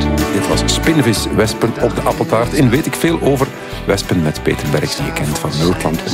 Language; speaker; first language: Dutch; native; Dutch